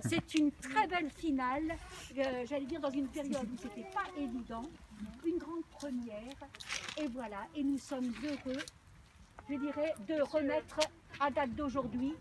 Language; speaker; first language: French; native; French